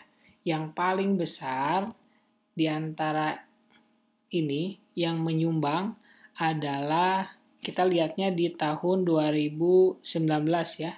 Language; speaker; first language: Indonesian; native; Indonesian